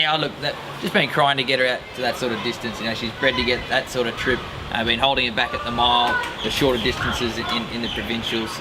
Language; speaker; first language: English; native; English